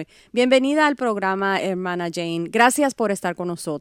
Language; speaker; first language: Spanish; native; Spanish